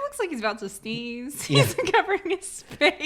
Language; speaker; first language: English; native; English